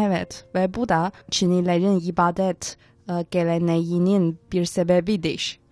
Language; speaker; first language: Turkish; non-native, fluent; Chinese